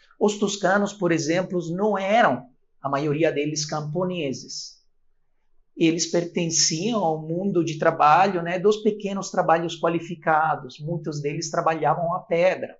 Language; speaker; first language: Portuguese; non-native, fluent; Italian